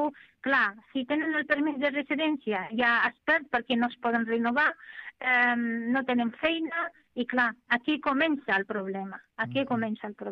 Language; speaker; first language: Catalan; non-native, fluent; Arabic